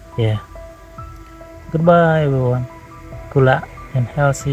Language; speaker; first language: English; non-native, learner; Khmer